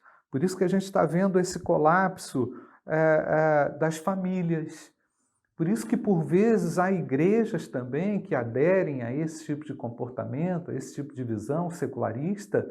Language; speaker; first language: Portuguese; native; Portuguese